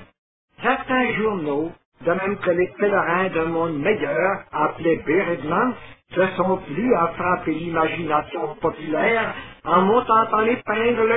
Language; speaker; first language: French; native; French